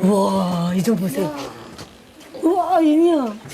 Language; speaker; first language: Korean; non-native, learner; Chinese